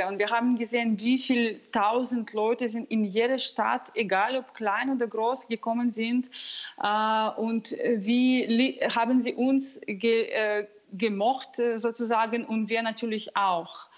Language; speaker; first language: German; non-native, fluent; Russian